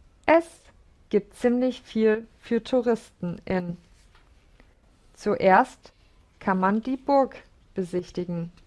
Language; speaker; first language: German; non-native, learner; English